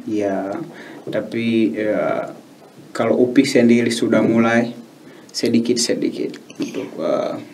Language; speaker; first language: Malay; non-native, learner; Swahili